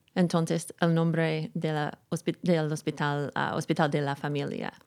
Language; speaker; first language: Spanish; non-native, learner; English